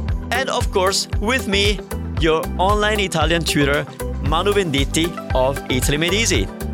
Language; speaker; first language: English; non-native, fluent; Italian